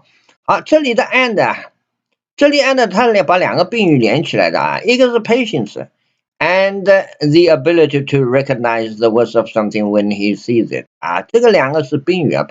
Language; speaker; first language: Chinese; native; Chinese